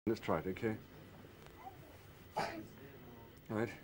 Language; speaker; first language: English; native; English